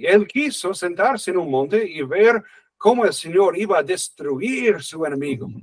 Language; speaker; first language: Spanish; non-native, fluent; English